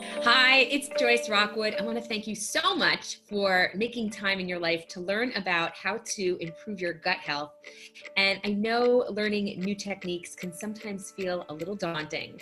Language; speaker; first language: English; native; English